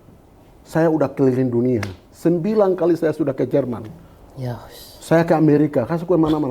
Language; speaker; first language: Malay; non-native, local second language; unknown